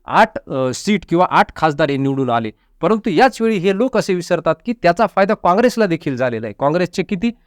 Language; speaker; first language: Marathi; native; Marathi